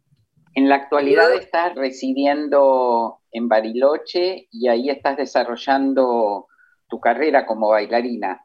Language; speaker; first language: Spanish; native; Spanish